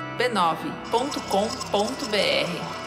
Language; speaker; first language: Portuguese; native; Portuguese